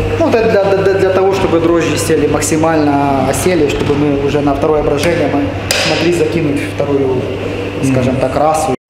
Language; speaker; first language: Russian; native; Russian